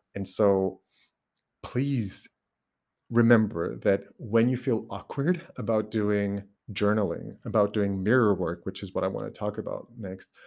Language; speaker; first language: English; non-native, fluent; Portuguese